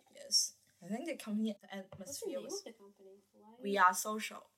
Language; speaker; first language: English; non-native, learner; Chinese